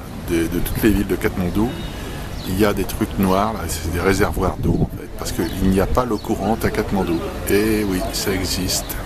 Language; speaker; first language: French; native; French